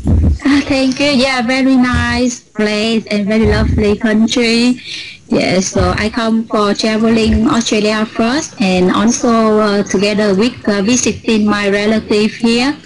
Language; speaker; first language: English; non-native, learner; Vietnamese